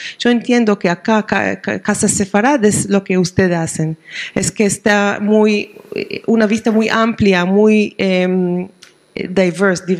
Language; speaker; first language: Spanish; non-native, fluent; Hebrew